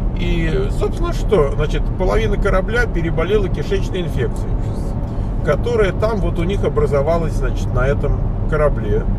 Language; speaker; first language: Russian; native; Russian